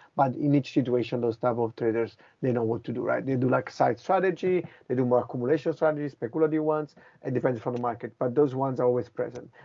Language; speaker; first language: English; non-native, fluent; Italian